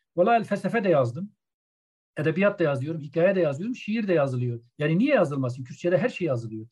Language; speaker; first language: Turkish; non-native, local second language; Zaza